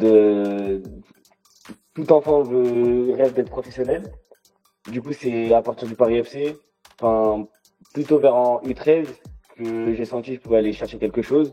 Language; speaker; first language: French; native; French